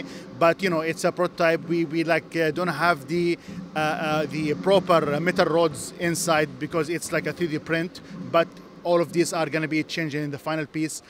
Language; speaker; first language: English; non-native, fluent; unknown